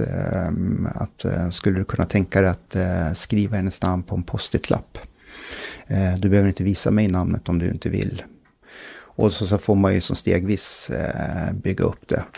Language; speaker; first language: Swedish; native; Swedish